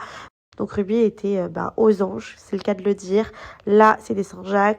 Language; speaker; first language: French; native; French